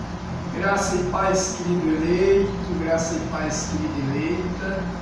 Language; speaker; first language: Portuguese; native; Portuguese